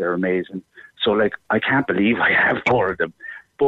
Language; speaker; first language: English; native; English